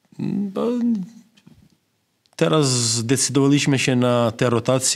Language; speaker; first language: Polish; non-native, fluent; Serbian